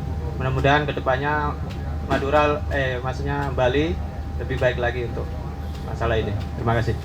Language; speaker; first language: Indonesian; native; Indonesian